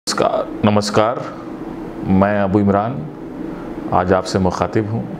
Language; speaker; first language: Hindi; native; Hindi